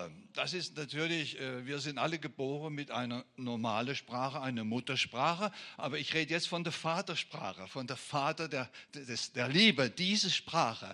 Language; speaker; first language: German; non-native, fluent; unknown